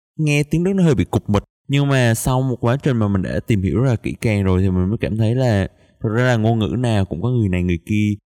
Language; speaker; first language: Vietnamese; native; Vietnamese